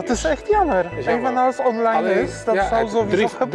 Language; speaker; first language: Dutch; non-native, learner; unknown